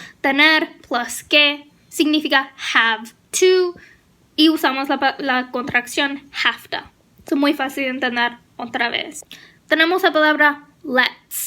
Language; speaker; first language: Spanish; non-native, fluent; English